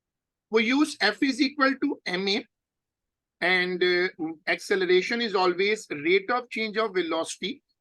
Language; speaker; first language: English; non-native, local second language; Urdu